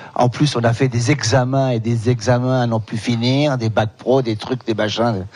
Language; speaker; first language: French; native; French